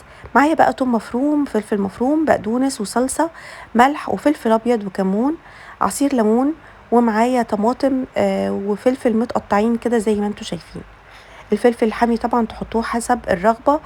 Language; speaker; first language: Arabic; native; Arabic